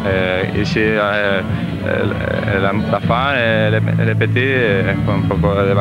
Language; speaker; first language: French; non-native, learner; Spanish